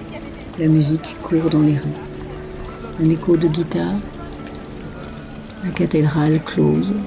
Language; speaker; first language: French; native; French